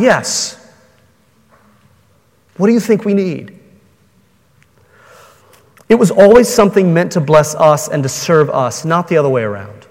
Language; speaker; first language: English; native; English